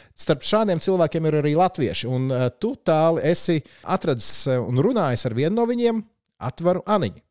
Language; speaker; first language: Latvian; native; Latvian